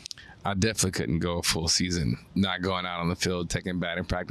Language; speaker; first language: English; native; English